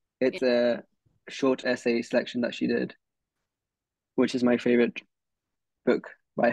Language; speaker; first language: English; early bilingual, other home language; Hindi